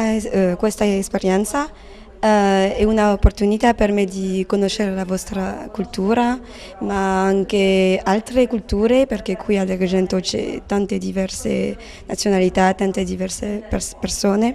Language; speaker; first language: Italian; non-native, learner; French